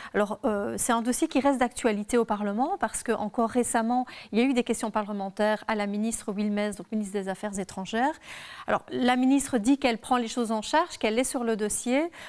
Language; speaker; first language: French; native; French